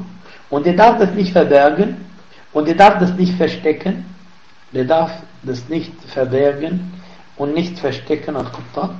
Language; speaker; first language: German; non-native, fluent; Arabic